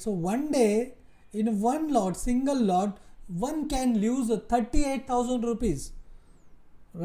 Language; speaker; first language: English; non-native, local second language; Hindi